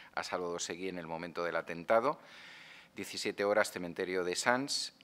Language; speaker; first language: Spanish; non-native, local second language; Catalan